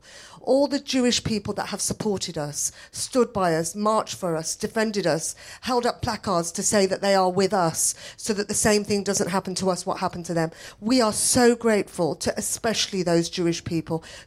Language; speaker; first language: English; native; English